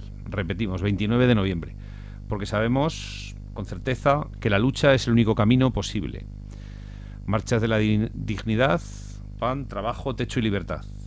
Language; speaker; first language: Spanish; native; Spanish